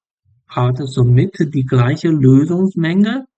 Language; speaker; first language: German; non-native, learner; English